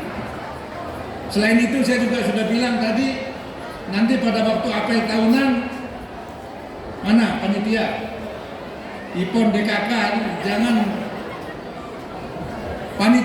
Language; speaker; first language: Indonesian; non-native, local second language; Sasak